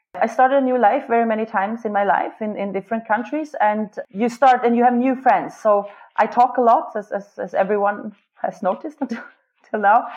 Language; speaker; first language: English; non-native, fluent; Swedish